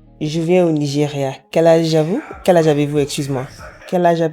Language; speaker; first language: French; non-native, fluent; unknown